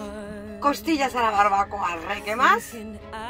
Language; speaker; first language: Spanish; native; Spanish